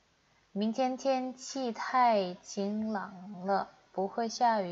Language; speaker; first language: Chinese; non-native, fluent; Indonesian